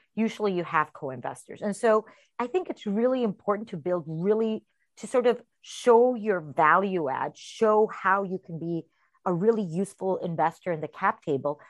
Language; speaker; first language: English; early bilingual, heritage; Spanish